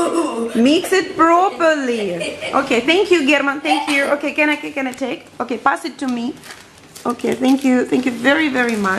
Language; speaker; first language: English; non-native, fluent; Russian